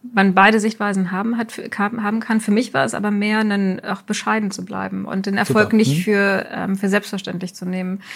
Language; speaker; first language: German; native; German